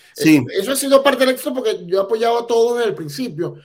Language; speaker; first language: Spanish; native; Spanish